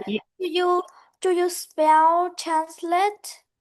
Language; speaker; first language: English; non-native, learner; Vietnamese